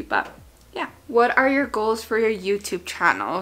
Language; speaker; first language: English; native; English